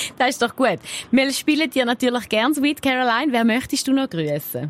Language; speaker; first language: German; native; German